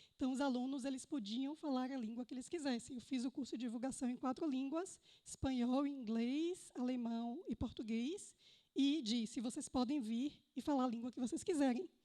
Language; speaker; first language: Portuguese; native; Portuguese